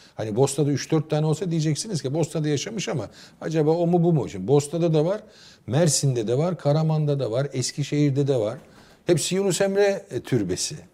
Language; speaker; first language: Turkish; native; Turkish